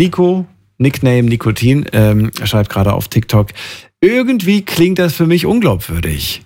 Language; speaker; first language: German; native; German